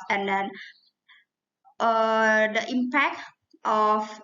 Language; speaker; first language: English; non-native, learner; Indonesian